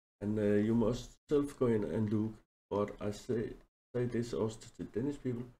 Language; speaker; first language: English; non-native, learner; Danish